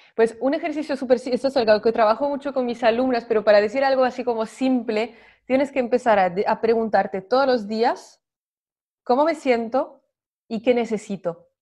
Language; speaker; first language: Spanish; non-native, fluent; French